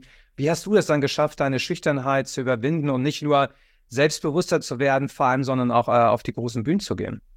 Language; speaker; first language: German; native; German